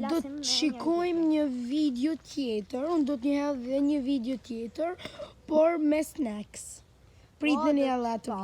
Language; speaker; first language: Albanian; early bilingual, heritage; Albanian